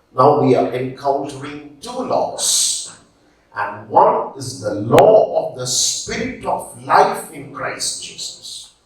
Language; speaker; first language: English; non-native, local second language; Malayalam